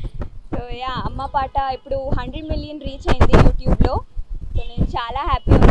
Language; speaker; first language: Telugu; early bilingual, heritage; Telugu